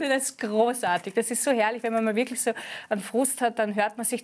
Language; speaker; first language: German; native; German